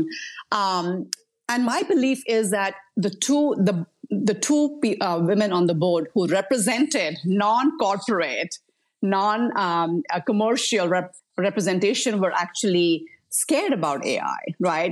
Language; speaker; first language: English; non-native, local second language; Hindi